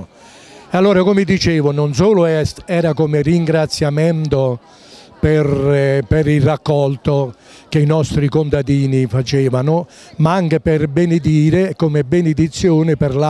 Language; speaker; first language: Italian; native; Italian